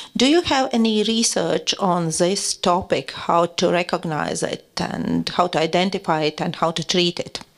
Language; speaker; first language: English; non-native, fluent; Latvian